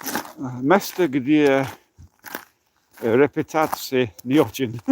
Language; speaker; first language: Russian; non-native, learner; English